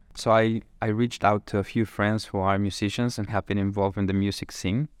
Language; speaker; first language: English; non-native, fluent; Spanish